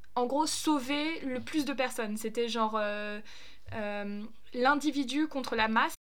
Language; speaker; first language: French; non-native, fluent; German